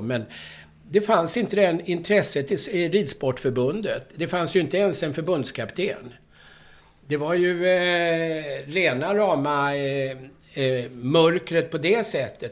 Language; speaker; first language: Swedish; native; Swedish